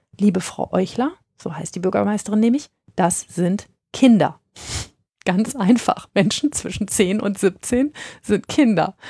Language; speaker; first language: German; native; German